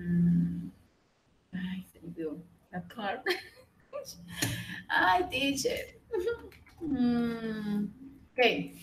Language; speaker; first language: English; non-native, learner; Spanish